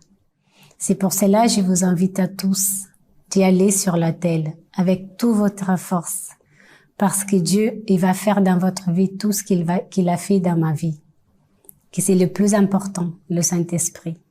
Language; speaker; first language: French; non-native, fluent; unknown